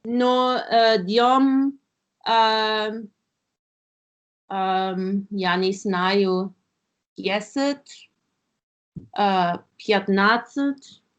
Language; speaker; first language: Russian; non-native, learner; German